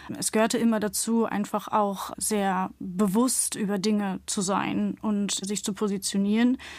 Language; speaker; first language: German; early bilingual, other home language; Turkish